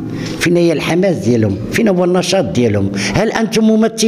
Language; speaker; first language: Arabic; native; Arabic